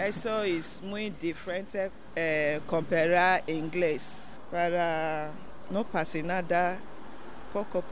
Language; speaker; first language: Spanish; non-native, learner; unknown